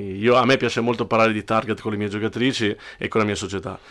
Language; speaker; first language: Italian; native; Italian